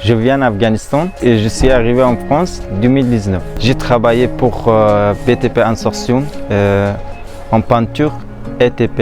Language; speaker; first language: French; non-native, learner; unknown